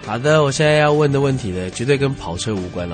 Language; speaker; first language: Chinese; native; Chinese